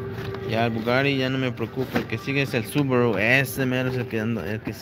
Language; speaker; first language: Spanish; early bilingual, heritage; Spanish